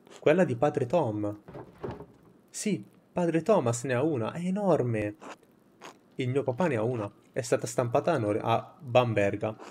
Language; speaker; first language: Italian; native; Italian